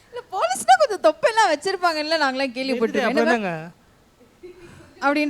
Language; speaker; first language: Tamil; native; Tamil